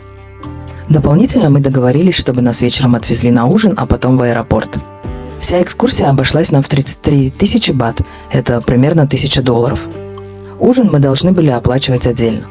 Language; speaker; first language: Russian; native; Russian